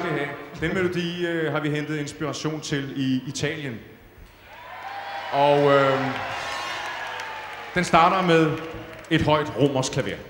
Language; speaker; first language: Danish; native; Danish